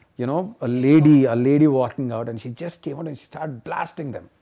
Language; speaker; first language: English; non-native, local second language; Telugu